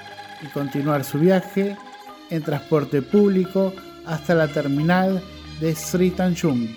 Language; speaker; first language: Spanish; non-native, fluent; Indonesian